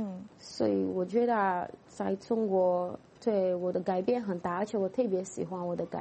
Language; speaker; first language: Chinese; non-native, fluent; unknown